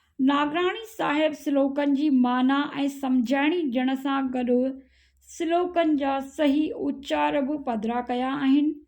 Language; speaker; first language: Sindhi; early bilingual, heritage; Sindhi